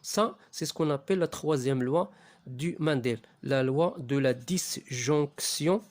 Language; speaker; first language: French; non-native, local second language; Arabic